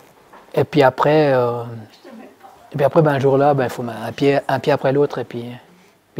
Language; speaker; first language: French; native; French